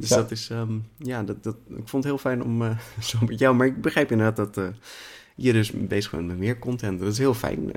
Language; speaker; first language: Dutch; native; Dutch